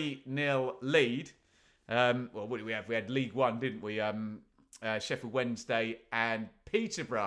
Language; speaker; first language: English; native; English